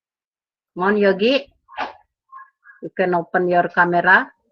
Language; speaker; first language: English; non-native, fluent; Indonesian